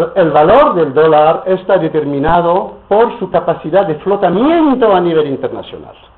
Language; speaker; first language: Spanish; non-native, fluent; French